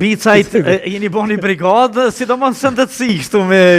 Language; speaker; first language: Albanian; native; Albanian